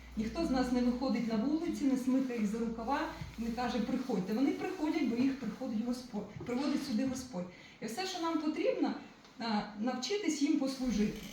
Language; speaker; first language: Ukrainian; non-native, local second language; Russian